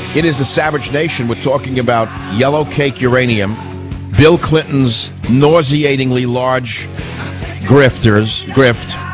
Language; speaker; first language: English; native; English